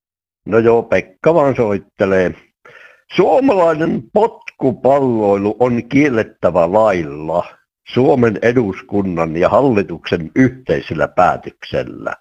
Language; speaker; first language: Finnish; native; Finnish